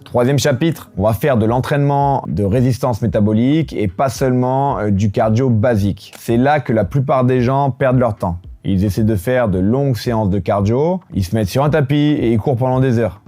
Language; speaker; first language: French; native; French